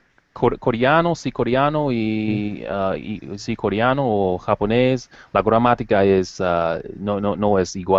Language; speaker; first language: Spanish; non-native, learner; English